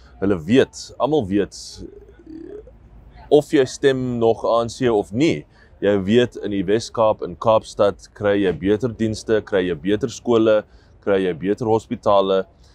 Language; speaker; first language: Afrikaans; non-native, local second language; English